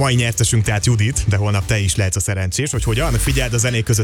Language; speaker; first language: Hungarian; native; Hungarian